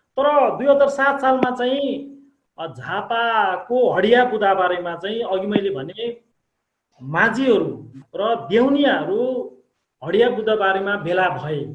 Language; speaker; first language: Nepali; non-native, local second language; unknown